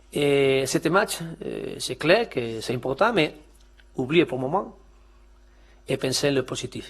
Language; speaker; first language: French; non-native, learner; Spanish